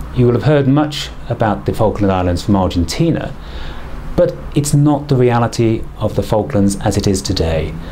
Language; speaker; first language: English; native; English